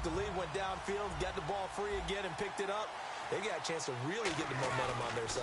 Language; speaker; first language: English; native; English